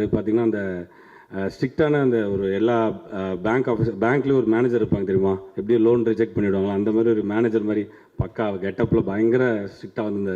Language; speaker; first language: Tamil; native; Tamil